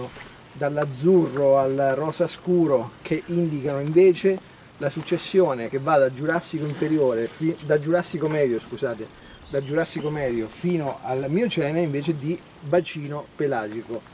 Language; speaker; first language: Italian; native; Italian